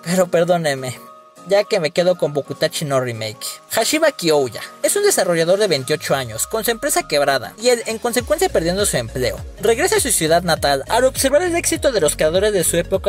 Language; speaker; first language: Spanish; native; Spanish